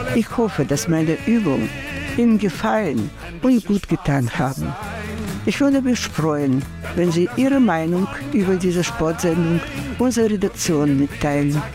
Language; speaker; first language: German; non-native, fluent; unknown